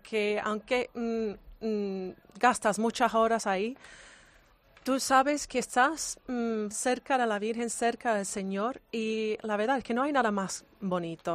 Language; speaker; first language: Spanish; non-native, fluent; English